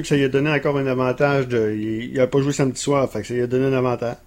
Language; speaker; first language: French; native; French